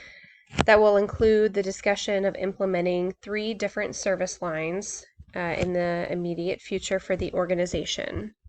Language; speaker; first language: English; native; English